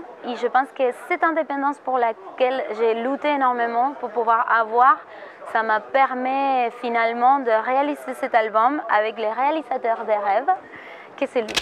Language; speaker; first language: French; non-native, fluent; Spanish